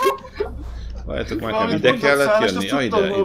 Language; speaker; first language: Hungarian; native; Hungarian